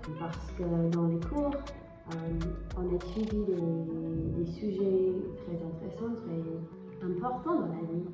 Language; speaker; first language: French; non-native, learner; English